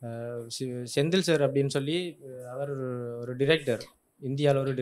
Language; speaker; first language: Tamil; native; Tamil